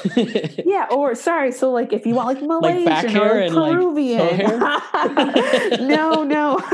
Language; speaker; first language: English; native; English